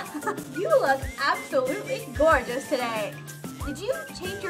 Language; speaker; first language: English; native; English